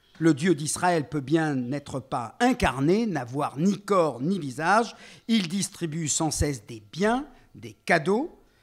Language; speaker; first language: French; native; French